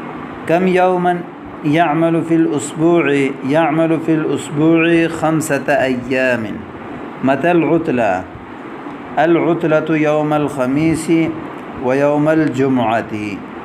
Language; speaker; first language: Arabic; non-native, fluent; Urdu